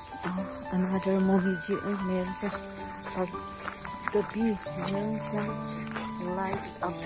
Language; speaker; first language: Filipino; non-native, local second language; Cebuano